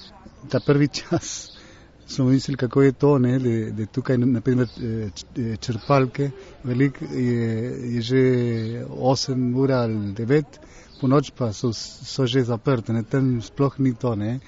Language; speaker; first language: Slovenian; early bilingual, heritage; Slovenian